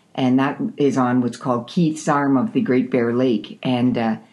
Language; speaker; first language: English; native; English